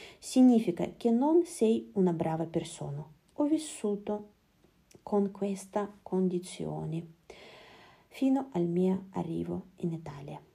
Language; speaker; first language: Italian; non-native, fluent; Russian